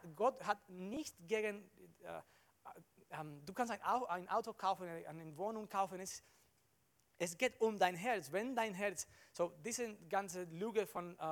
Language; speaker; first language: German; non-native, learner; Spanish